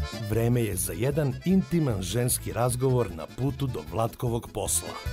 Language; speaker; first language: Serbian; native; Serbian